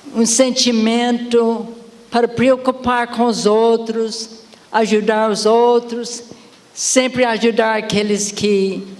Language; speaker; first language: Portuguese; non-native, fluent; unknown